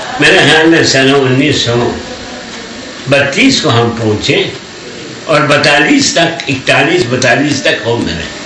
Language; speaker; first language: Urdu; non-native, local second language; Balti